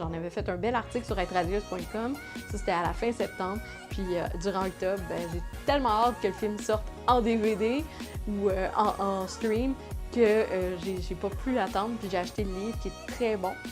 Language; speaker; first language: French; native; French